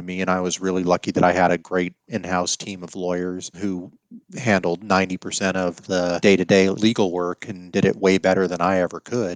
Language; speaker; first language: English; native; English